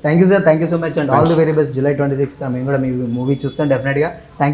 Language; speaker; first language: Telugu; native; Telugu